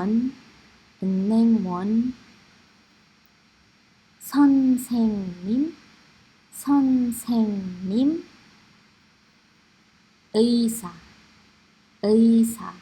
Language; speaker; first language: Korean; non-native, fluent; Indonesian